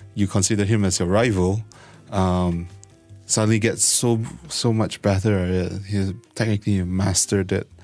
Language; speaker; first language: English; non-native, local second language; Chinese